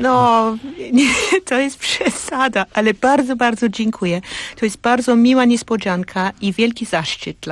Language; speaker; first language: Polish; non-native, fluent; English